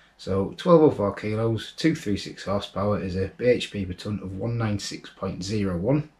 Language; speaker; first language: English; native; English